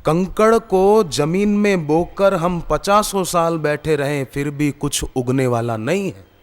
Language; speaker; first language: Hindi; native; Hindi